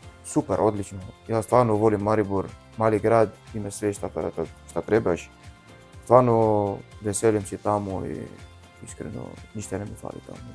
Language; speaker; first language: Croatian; non-native, learner; Arabic